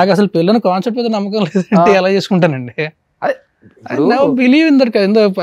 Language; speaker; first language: Telugu; native; Telugu